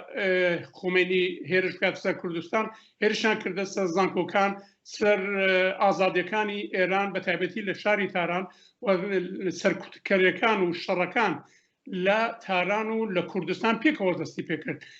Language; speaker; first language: Central Kurdish; native; Central Kurdish